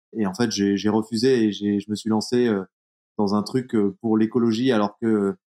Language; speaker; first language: French; native; French